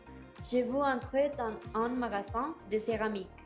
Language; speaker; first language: French; non-native, learner; Spanish